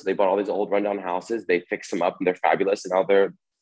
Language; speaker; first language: English; native; English